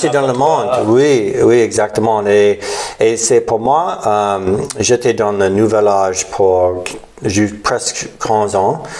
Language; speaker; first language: French; non-native, learner; English